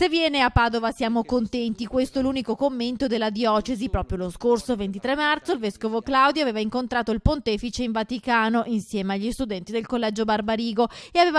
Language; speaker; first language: Italian; native; Italian